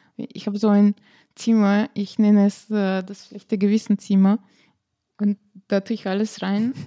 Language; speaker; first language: German; non-native, fluent; Slovenian